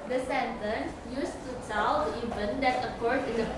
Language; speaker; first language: English; non-native, learner; Indonesian